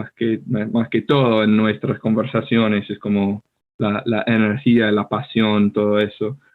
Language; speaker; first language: Spanish; non-native, fluent; English